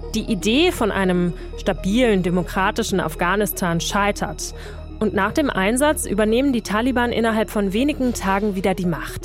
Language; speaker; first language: German; native; German